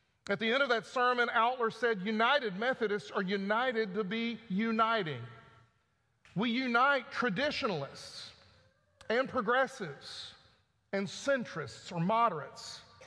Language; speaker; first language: English; native; English